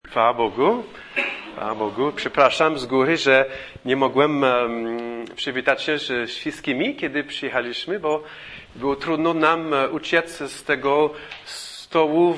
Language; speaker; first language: Polish; non-native, fluent; English